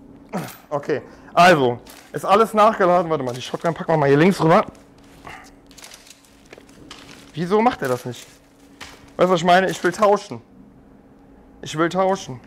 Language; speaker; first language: German; native; German